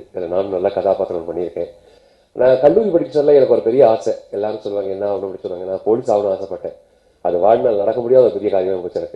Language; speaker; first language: Tamil; native; Tamil